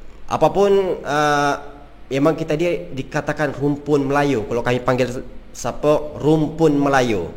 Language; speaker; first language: Malay; native; Malay